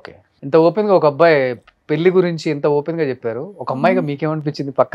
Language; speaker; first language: Telugu; native; Telugu